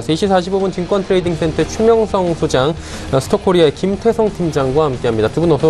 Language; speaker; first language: Korean; native; Korean